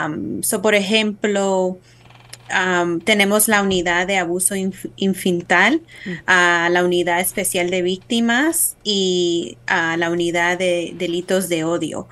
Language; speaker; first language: Spanish; early bilingual, heritage; Spanish